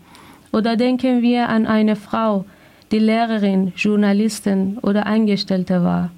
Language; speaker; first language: German; non-native, fluent; Persian